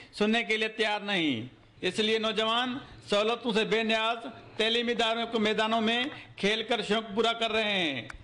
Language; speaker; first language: Urdu; non-native, local second language; Sindhi